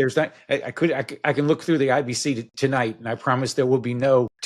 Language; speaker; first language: English; native; English